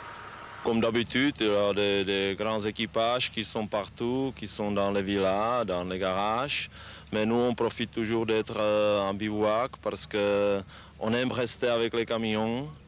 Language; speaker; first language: French; non-native, learner; Czech